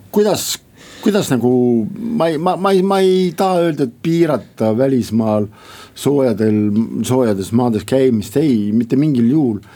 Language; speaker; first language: Estonian; non-native, local second language; Russian